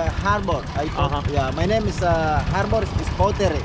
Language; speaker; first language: English; non-native, learner; Indonesian